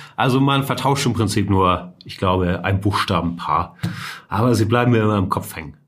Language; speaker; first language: German; native; German